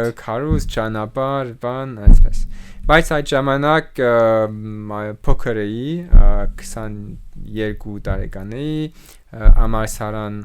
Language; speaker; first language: Armenian; non-native, learner; French